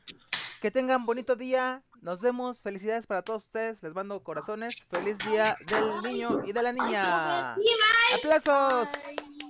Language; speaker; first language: Spanish; native; Spanish